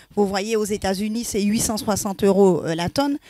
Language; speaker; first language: French; native; French